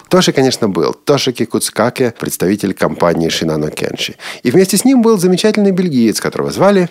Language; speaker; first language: Russian; native; Russian